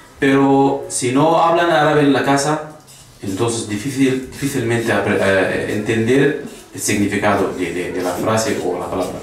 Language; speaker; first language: Spanish; non-native, fluent; Arabic